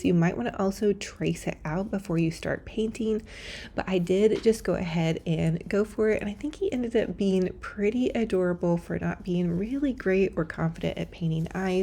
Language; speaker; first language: English; native; English